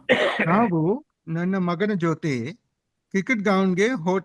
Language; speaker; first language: Kannada; non-native, learner; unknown